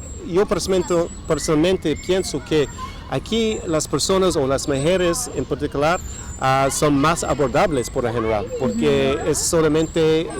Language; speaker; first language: Spanish; non-native, fluent; English